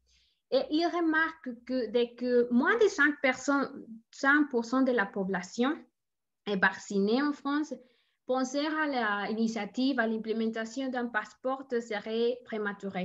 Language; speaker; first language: French; non-native, learner; Spanish